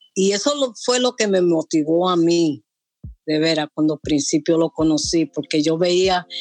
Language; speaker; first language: Spanish; early bilingual, heritage; Spanish